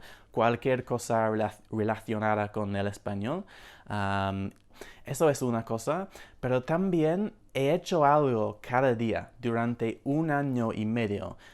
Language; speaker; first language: Spanish; non-native, fluent; English